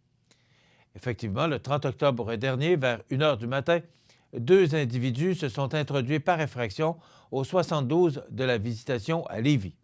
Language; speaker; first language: French; native; French